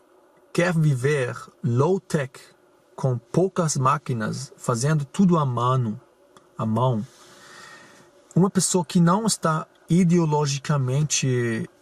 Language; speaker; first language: Portuguese; non-native, fluent; German